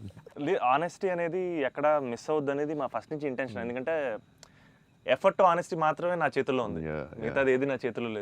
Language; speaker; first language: Telugu; native; Telugu